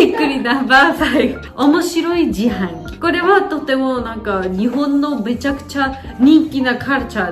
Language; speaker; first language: Japanese; non-native, learner; Georgian